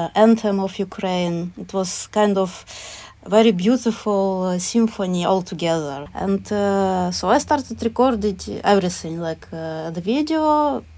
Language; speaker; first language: English; non-native, fluent; Ukrainian